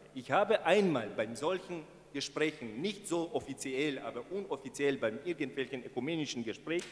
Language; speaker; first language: German; non-native, fluent; Ukrainian